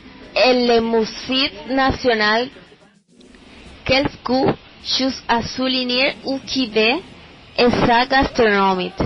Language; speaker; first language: French; non-native, learner; Spanish